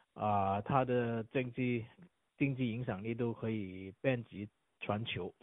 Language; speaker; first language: Chinese; non-native, fluent; Cantonese